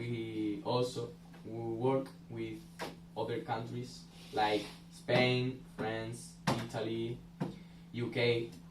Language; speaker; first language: English; non-native, learner; Spanish